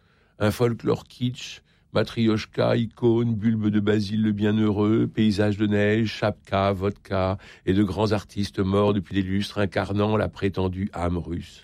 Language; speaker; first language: French; native; French